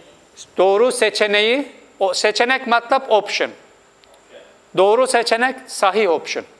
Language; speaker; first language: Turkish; non-native, fluent; Urdu